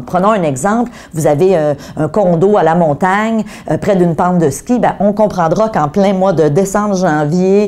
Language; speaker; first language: French; native; French